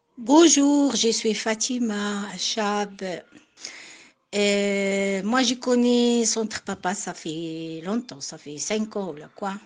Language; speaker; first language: French; non-native, learner; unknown